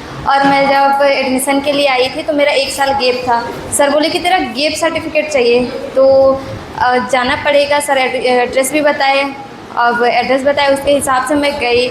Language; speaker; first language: Hindi; native; Hindi